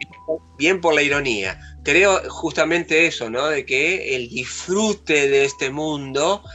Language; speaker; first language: Spanish; native; Spanish